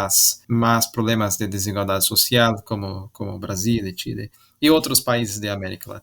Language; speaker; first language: Portuguese; non-native, learner; Spanish